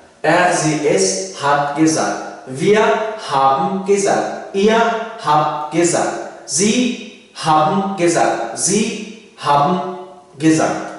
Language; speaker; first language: German; non-native, fluent; Tajik